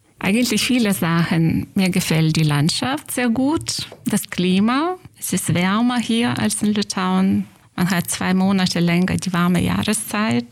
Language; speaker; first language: German; non-native, fluent; Lithuanian